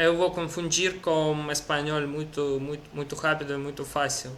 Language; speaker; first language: Portuguese; non-native, learner; Russian